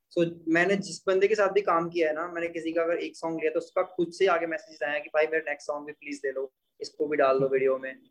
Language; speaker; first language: Hindi; native; Hindi